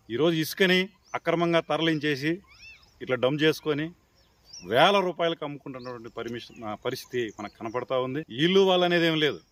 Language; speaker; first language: Telugu; native; Telugu